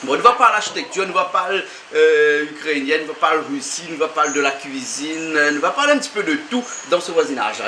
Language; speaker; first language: French; native; French